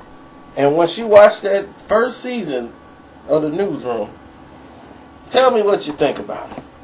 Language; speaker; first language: English; native; English